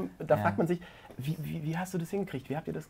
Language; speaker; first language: German; native; German